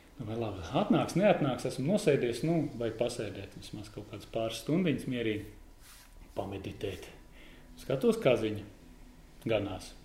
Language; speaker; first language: Latvian; native; Latvian